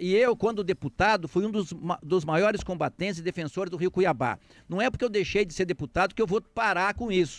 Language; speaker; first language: Portuguese; native; Portuguese